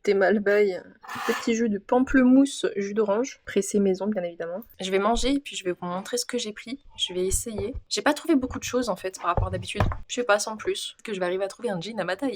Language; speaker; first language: French; native; French